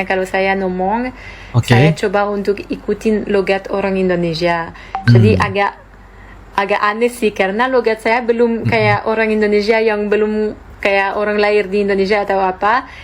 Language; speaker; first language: Indonesian; non-native, fluent; French